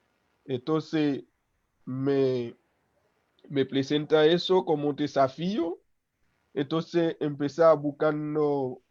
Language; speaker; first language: Spanish; non-native, local second language; Haitian Creole